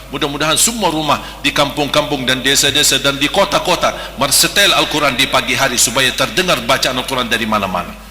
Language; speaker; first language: Malay; non-native, fluent; Arabic